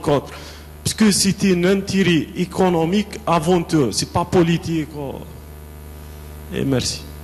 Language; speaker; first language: French; non-native, local second language; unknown